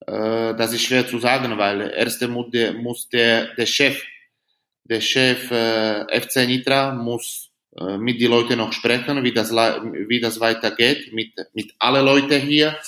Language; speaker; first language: German; non-native, fluent; Slovak